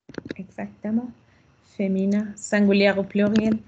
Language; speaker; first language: French; non-native, fluent; Spanish